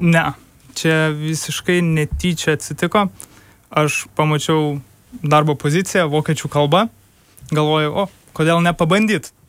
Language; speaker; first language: Lithuanian; early bilingual, heritage; German